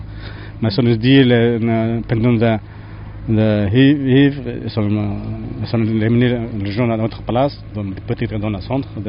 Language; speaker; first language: French; non-native, learner; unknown